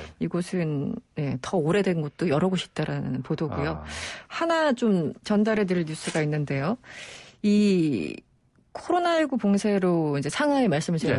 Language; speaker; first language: Korean; native; Korean